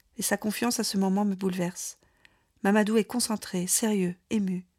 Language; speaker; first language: French; native; French